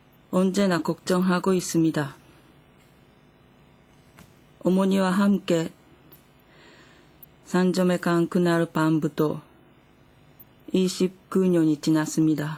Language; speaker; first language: Korean; non-native, fluent; Japanese